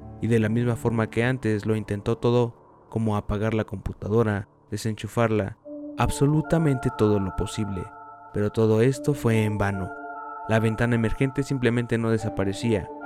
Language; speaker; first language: Spanish; native; Spanish